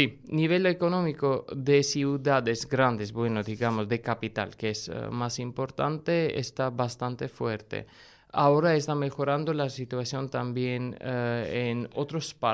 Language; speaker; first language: Spanish; non-native, fluent; Armenian